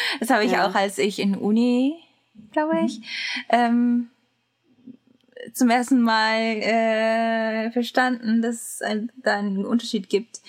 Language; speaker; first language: German; non-native, learner; Japanese